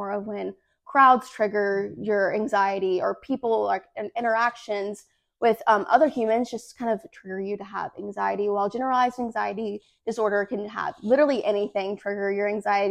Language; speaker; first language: English; native; English